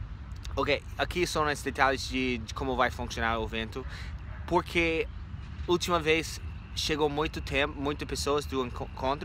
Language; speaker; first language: Portuguese; non-native, fluent; English